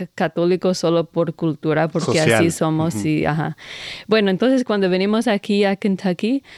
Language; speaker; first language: Spanish; non-native, fluent; English